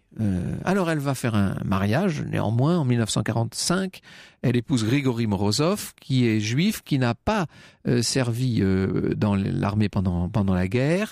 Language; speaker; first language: French; native; French